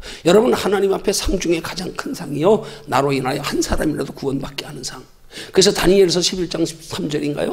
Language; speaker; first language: Korean; native; Korean